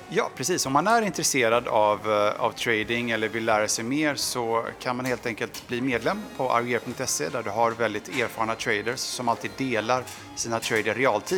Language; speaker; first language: Swedish; native; Swedish